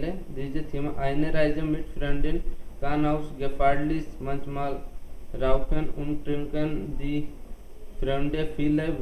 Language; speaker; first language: German; non-native, learner; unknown